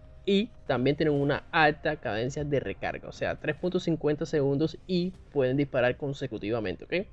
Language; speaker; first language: Spanish; native; Spanish